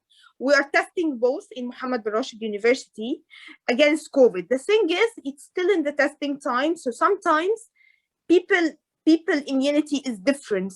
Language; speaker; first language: English; non-native, fluent; Arabic